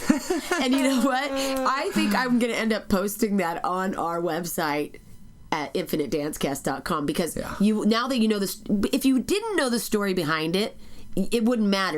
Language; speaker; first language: English; native; English